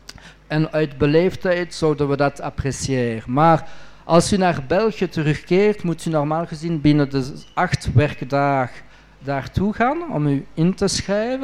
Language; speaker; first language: Dutch; non-native, local second language; French